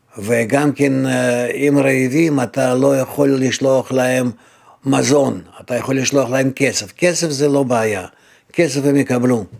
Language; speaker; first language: Hebrew; non-native, fluent; Russian